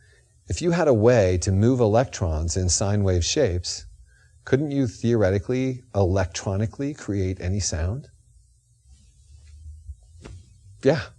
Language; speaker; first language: English; native; English